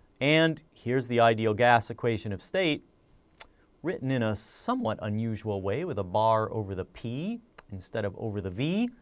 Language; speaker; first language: English; native; English